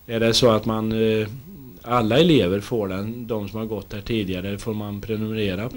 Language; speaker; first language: Swedish; native; Swedish